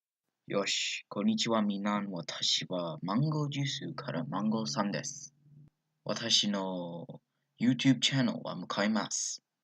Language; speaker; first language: Japanese; non-native, learner; English